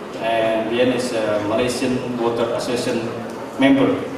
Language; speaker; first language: English; non-native, learner; Indonesian